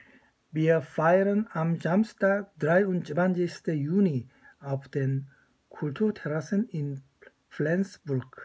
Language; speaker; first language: German; non-native, fluent; Korean